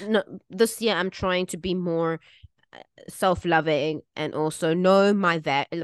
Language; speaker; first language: English; native; English